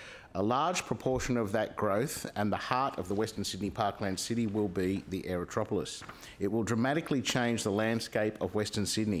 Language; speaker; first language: English; native; English